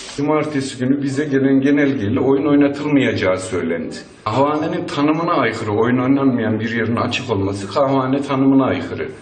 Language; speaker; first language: Turkish; native; Turkish